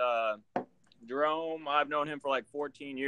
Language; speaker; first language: English; native; English